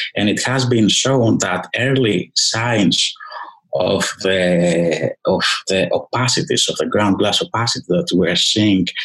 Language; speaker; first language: English; non-native, fluent; Greek